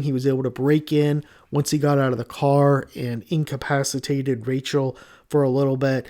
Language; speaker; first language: English; native; English